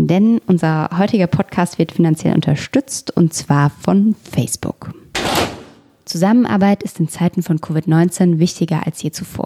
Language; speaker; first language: German; native; German